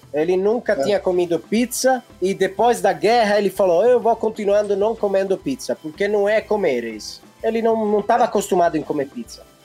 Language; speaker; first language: Portuguese; non-native, fluent; Italian